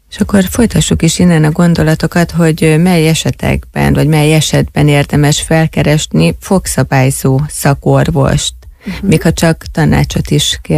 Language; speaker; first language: Hungarian; native; Hungarian